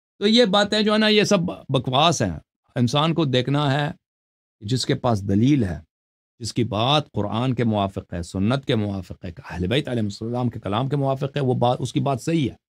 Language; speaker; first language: Urdu; non-native, fluent; Persian